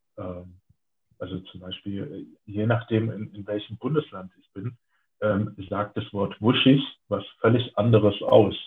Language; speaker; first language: German; native; German